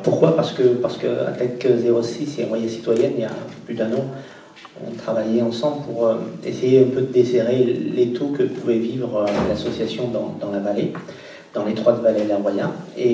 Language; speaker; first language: French; native; French